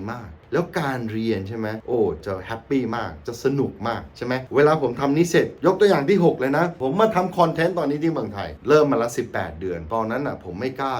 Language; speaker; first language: Thai; non-native, fluent; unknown